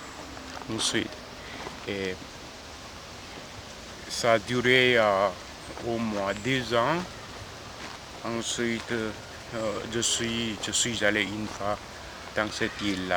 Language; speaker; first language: French; non-native, fluent; Korean